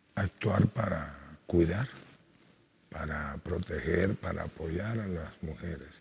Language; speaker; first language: Spanish; native; Spanish